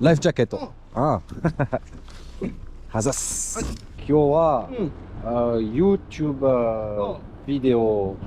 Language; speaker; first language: Japanese; non-native, learner; French